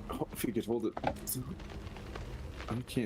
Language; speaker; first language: English; native; English